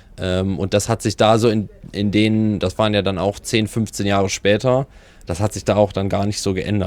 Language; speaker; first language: German; native; German